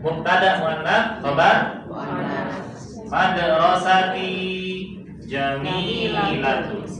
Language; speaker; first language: Arabic; non-native, fluent; Indonesian